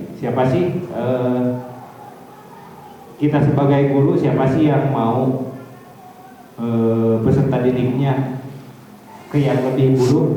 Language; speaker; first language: Indonesian; native; Indonesian